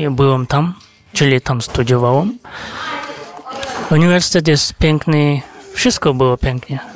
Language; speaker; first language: Polish; non-native, fluent; Kazakh